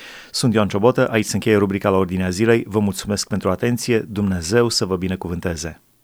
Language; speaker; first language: Romanian; native; Romanian